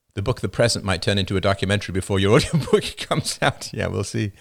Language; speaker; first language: English; native; English